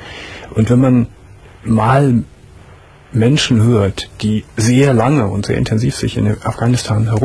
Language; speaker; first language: German; native; German